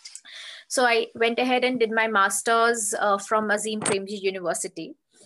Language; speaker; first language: English; non-native, local second language; Hindi